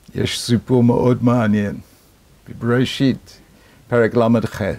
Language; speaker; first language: Hebrew; non-native, fluent; English